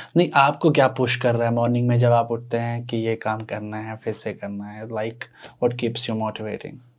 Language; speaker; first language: Hindi; native; Hindi